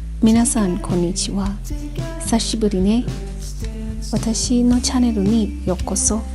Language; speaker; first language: Japanese; non-native, learner; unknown